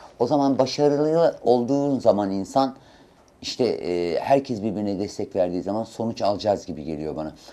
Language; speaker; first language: Turkish; native; Turkish